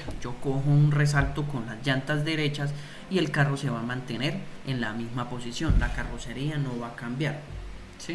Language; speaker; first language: Spanish; native; Spanish